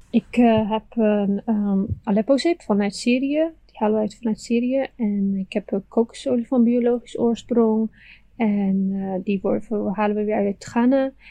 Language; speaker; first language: Dutch; early bilingual, other home language; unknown